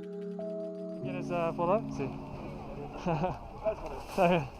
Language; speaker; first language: Spanish; non-native, learner; English